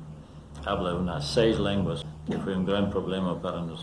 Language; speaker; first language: Spanish; non-native, learner; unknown